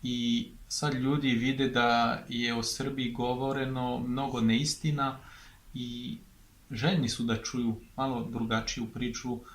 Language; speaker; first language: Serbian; non-native, fluent; French